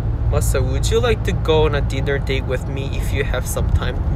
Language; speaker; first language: English; non-native, learner; Japanese